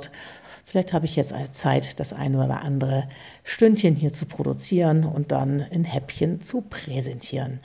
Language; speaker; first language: German; native; German